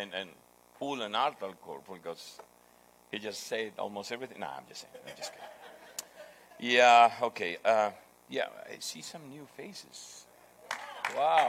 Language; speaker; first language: English; non-native, fluent; Spanish